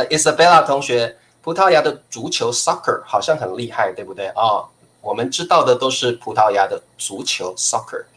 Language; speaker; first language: Chinese; native; Chinese